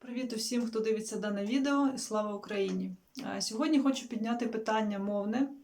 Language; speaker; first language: Ukrainian; non-native, local second language; Russian